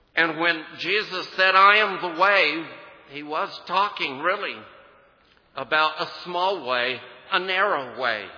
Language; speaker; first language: English; native; English